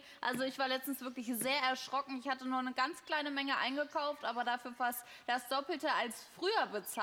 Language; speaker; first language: German; native; German